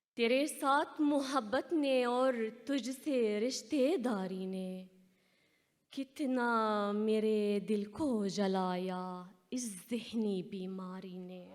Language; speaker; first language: Urdu; non-native, fluent; Arabic